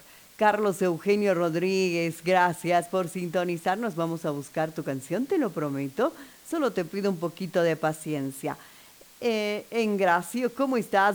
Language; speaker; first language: Spanish; native; Spanish